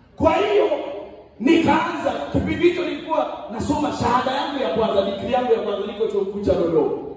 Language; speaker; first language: Swahili; native; Swahili